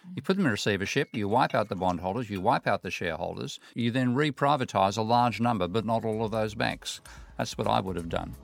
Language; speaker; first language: English; native; English